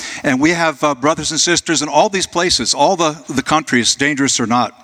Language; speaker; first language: English; native; English